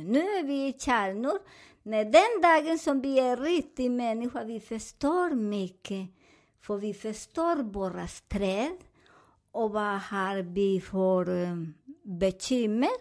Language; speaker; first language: Swedish; non-native, fluent; Spanish